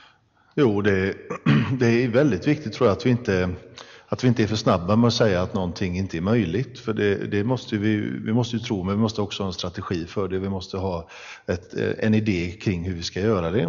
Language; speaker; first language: Swedish; native; Swedish